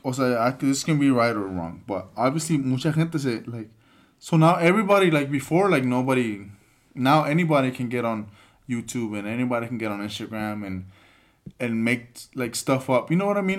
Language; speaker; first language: English; early bilingual, other home language; Spanish